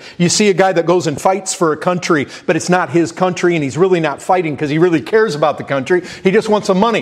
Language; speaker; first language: English; native; English